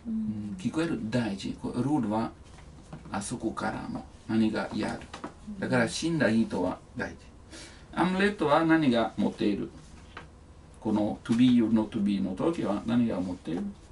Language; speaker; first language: Japanese; non-native, learner; Italian